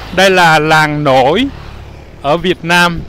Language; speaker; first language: Vietnamese; non-native, learner; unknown